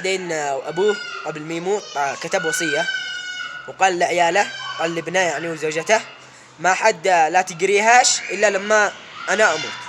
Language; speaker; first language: Arabic; native; Arabic